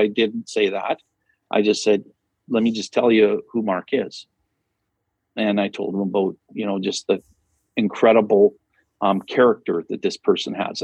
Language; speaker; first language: English; native; English